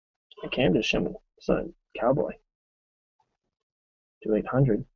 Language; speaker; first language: English; native; English